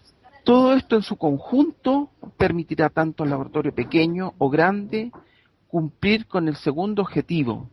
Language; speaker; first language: Spanish; native; Spanish